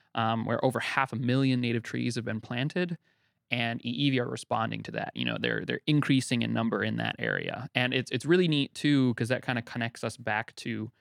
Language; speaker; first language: English; native; English